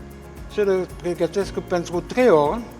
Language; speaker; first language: Romanian; non-native, fluent; French